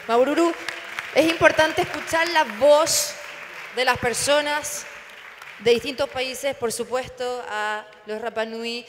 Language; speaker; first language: Spanish; native; Spanish